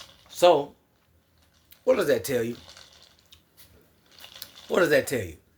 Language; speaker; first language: English; native; English